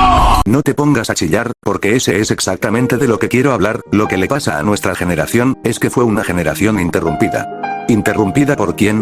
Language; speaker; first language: Spanish; native; Spanish